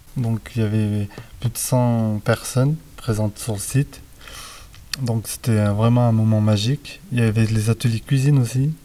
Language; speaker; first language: French; native; French